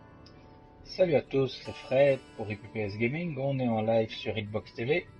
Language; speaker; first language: French; native; French